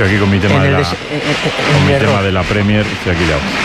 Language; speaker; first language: Spanish; native; Spanish